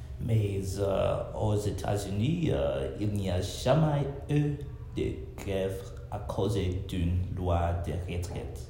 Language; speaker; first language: French; non-native, learner; English